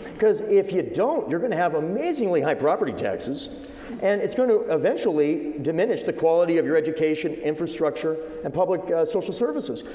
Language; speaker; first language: English; native; English